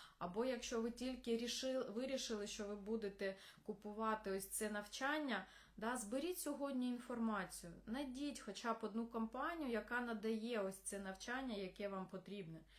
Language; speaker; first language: Ukrainian; non-native, local second language; Russian